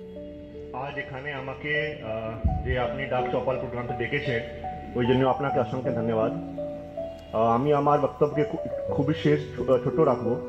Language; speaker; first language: Bangla; non-native, local second language; Hindi